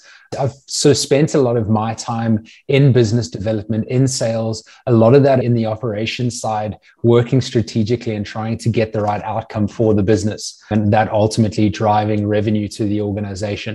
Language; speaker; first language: English; native; English